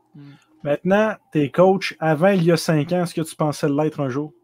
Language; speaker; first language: French; native; French